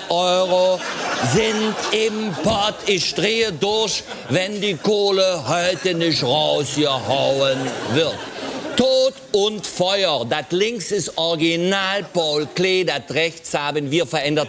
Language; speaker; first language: German; native; German